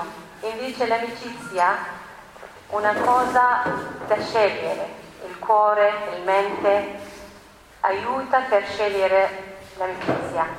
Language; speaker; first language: Italian; non-native, learner; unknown